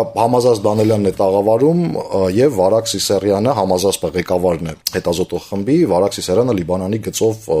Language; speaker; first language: Armenian; native; Armenian